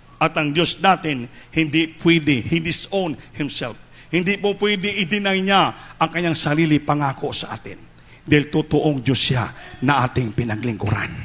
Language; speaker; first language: Filipino; non-native, local second language; Cebuano